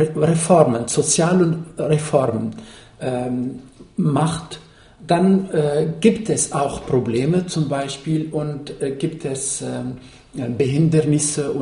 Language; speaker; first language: German; non-native, fluent; Arabic